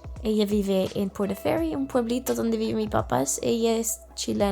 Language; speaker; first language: Spanish; non-native, fluent; English